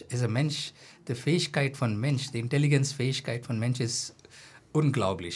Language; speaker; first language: German; non-native, fluent; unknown